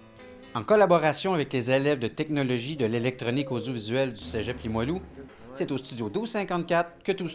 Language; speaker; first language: French; native; French